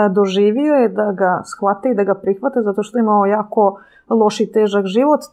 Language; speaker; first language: Serbian; native; Serbian